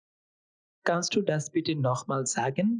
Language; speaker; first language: German; non-native, fluent; Bangla